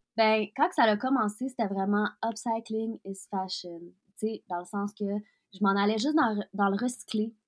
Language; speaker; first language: French; early bilingual, other home language; Russian